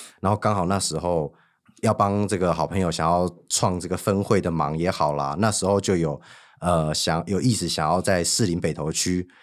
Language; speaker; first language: Chinese; native; Chinese